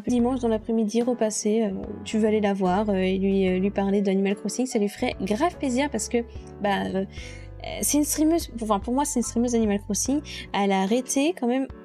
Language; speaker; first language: French; native; French